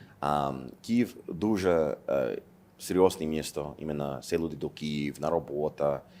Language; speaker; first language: Ukrainian; non-native, learner; English